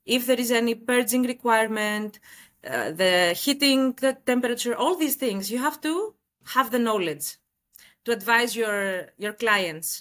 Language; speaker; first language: English; non-native, fluent; Greek